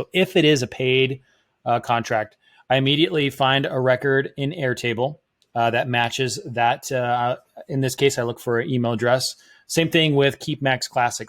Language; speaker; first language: English; native; English